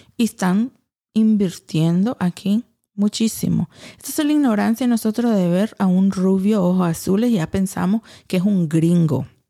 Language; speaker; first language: Spanish; early bilingual, heritage; Spanish